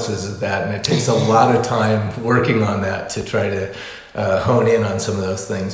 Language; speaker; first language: English; native; English